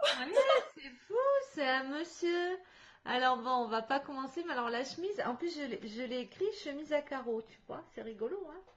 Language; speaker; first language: French; native; French